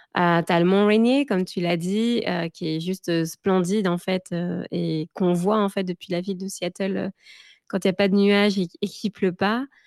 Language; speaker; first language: French; native; French